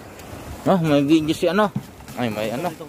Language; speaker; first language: Filipino; native; Filipino